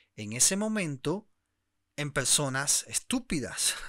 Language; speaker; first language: Spanish; native; Spanish